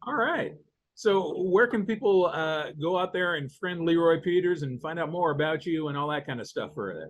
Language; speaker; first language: English; native; English